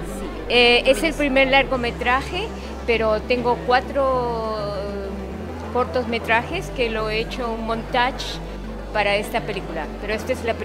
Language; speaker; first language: Spanish; non-native, fluent; Quechua